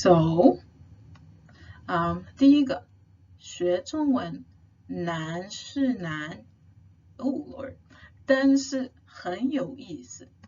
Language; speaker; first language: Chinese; non-native, fluent; English